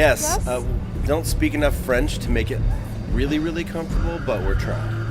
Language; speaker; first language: English; native; English